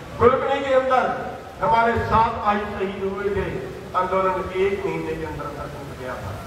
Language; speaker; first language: Hindi; native; Hindi